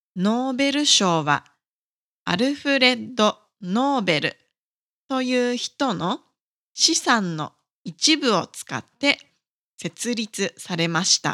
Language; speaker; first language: Japanese; native; Japanese